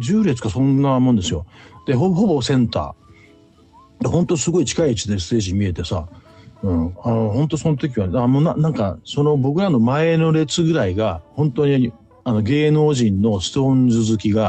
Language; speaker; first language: Japanese; native; Japanese